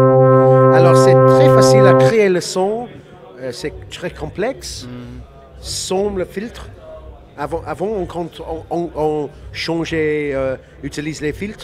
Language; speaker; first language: French; non-native, learner; English